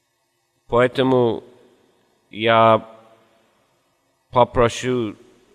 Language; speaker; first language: Russian; non-native, fluent; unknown